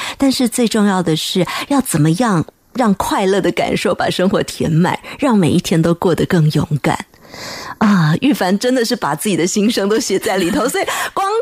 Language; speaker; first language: Chinese; native; Chinese